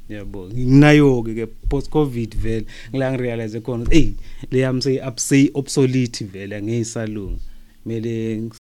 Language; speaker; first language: Zulu; non-native, local second language; Swati